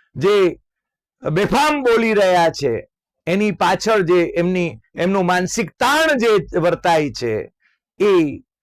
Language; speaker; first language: Gujarati; native; Gujarati